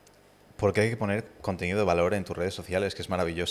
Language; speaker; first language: Spanish; native; Spanish